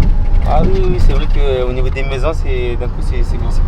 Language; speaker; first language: French; native; French